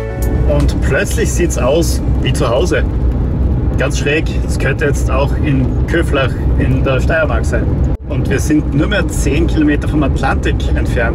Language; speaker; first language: German; native; German